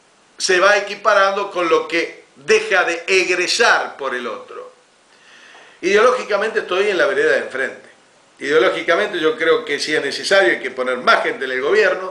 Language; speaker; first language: Spanish; native; Spanish